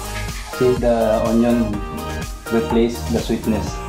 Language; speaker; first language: English; non-native, local second language; Filipino